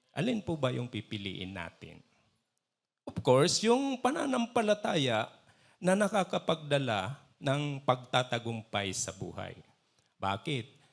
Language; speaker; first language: Filipino; non-native, local second language; Waray